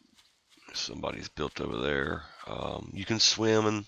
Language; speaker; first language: English; native; English